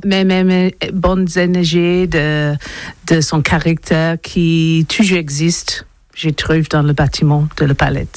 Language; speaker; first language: French; non-native, learner; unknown